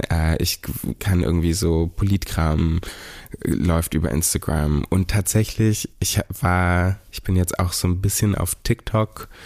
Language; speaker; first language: German; native; German